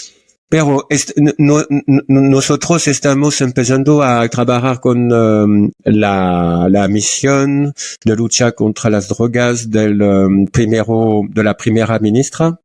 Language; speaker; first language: Spanish; non-native, learner; French